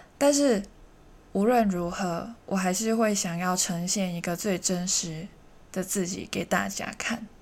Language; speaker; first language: Chinese; non-native, local second language; Cantonese